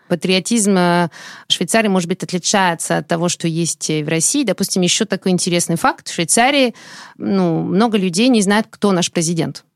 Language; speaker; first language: Russian; non-native, fluent; French